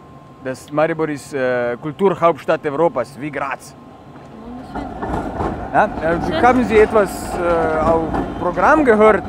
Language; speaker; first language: German; non-native, learner; Slovenian